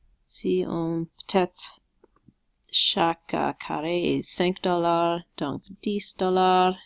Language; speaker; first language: French; non-native, local second language; English